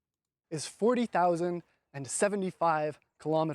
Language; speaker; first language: English; native; English